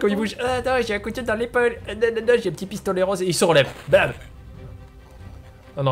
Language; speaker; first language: French; native; French